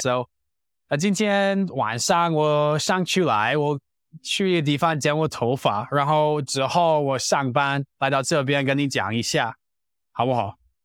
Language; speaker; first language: Chinese; non-native, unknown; English